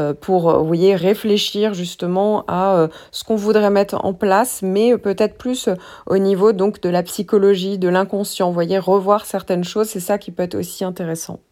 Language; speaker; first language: French; native; French